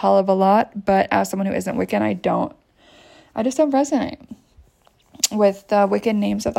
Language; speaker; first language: English; native; English